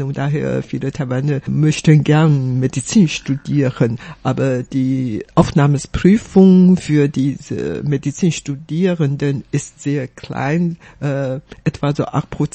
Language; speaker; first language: German; non-native, fluent; Chinese